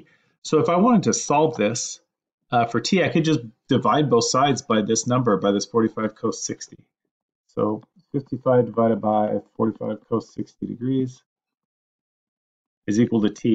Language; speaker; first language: English; native; English